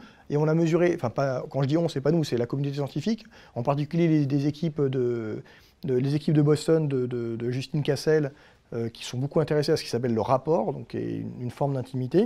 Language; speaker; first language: French; native; French